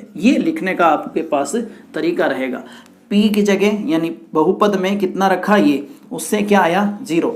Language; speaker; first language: Hindi; native; Hindi